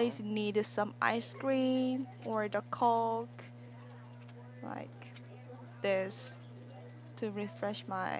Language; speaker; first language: English; non-native, learner; Korean